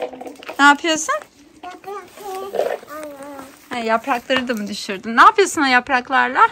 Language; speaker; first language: Turkish; native; Turkish